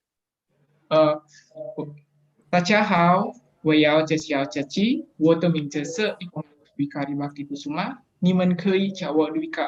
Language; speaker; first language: Chinese; non-native, learner; Indonesian